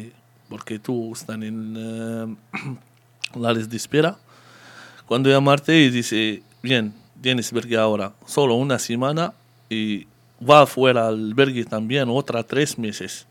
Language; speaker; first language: Spanish; non-native, learner; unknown